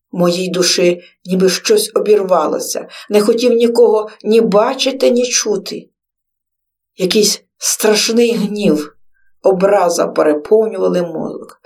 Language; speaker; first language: Ukrainian; native; Ukrainian